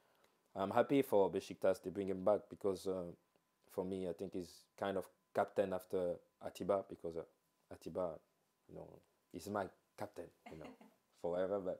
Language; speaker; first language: English; non-native, fluent; French